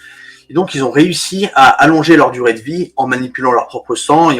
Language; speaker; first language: French; native; French